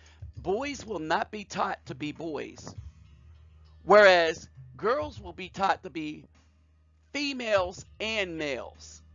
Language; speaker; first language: English; native; English